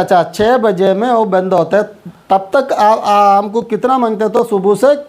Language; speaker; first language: Hindi; non-native, local second language; Malayalam